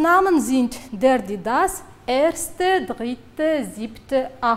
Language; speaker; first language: German; non-native, fluent; Uzbek